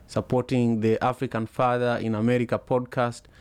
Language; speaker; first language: English; non-native, local second language; Luo (Kenya and Tanzania)